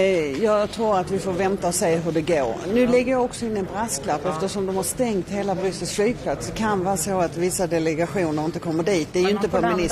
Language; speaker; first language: Swedish; native; Swedish